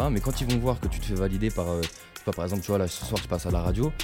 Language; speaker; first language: French; native; French